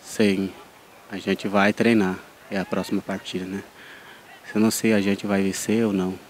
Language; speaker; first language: Portuguese; non-native, local second language; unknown